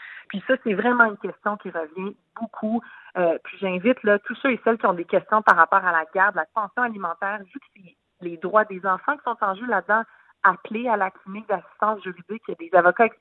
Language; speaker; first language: French; native; French